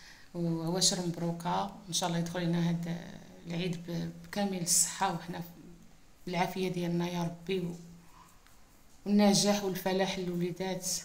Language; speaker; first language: Arabic; native; Arabic